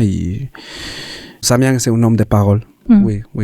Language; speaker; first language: French; non-native, learner; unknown